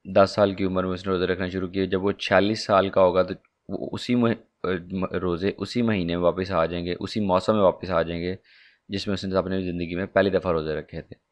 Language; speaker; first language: Urdu; non-native, local second language; Punjabi